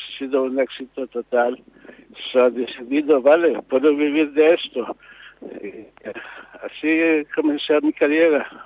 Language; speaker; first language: Spanish; non-native, learner; Hebrew